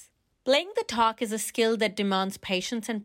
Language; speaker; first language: English; non-native, local second language; Bangla